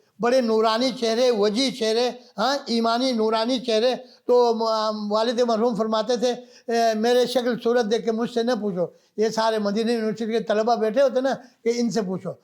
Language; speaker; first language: Urdu; non-native, local second language; Balti